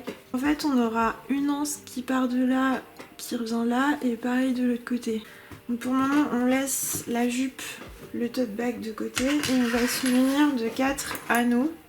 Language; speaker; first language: French; native; French